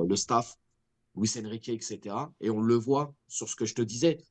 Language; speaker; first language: French; native; French